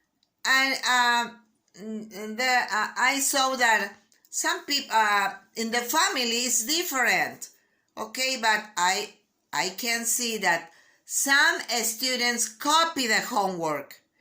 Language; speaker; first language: English; non-native, learner; Spanish